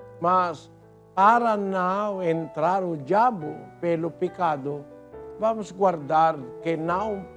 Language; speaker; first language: Portuguese; non-native, learner; Filipino